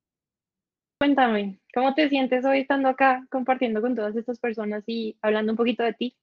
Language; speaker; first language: Spanish; native; Spanish